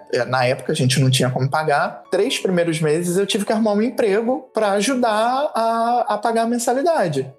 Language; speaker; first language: Portuguese; native; Portuguese